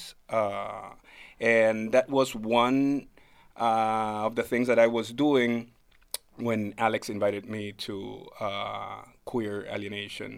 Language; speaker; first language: English; non-native, fluent; Spanish